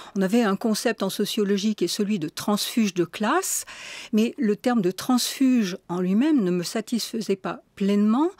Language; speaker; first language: French; native; French